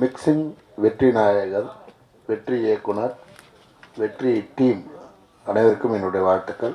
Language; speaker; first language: Tamil; native; Tamil